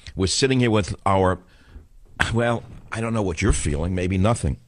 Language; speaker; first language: English; native; English